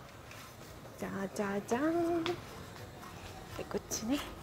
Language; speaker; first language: Japanese; non-native, fluent; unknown